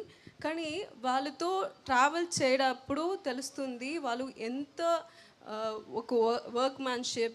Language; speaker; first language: Telugu; non-native, local second language; Tamil